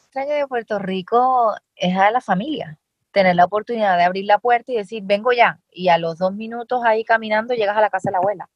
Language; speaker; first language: Spanish; native; Spanish